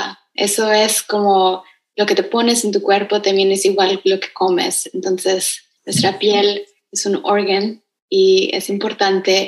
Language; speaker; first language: Spanish; early bilingual, heritage; Spanish